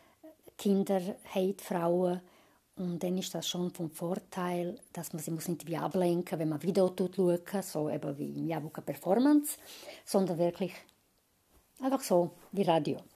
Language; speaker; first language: German; non-native, fluent; Croatian